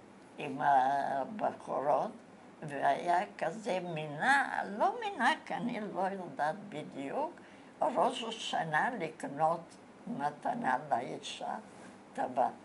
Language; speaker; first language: Hebrew; non-native, fluent; Bulgarian